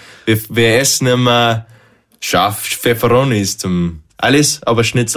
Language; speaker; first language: German; non-native, fluent; English